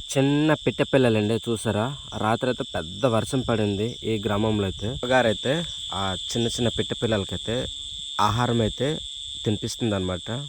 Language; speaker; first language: Telugu; non-native, local second language; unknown